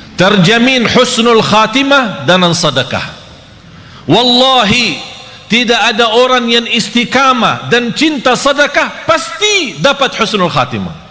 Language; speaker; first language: Malay; non-native, fluent; Arabic